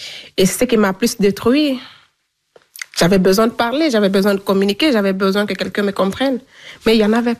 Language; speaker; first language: French; non-native, local second language; Fula